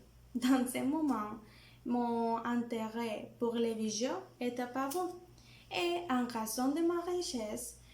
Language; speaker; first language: French; non-native, learner; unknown